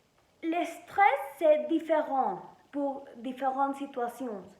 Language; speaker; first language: French; non-native, learner; Spanish